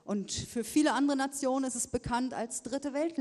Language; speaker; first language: German; native; German